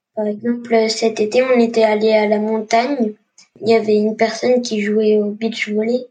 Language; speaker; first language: French; native; French